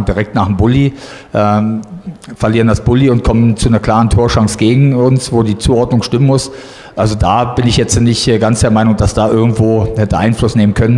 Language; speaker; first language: German; native; German